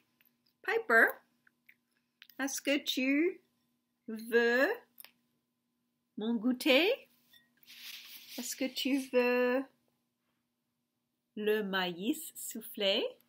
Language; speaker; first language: French; non-native, fluent; English